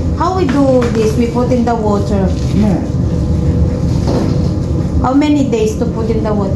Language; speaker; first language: English; non-native, learner; Filipino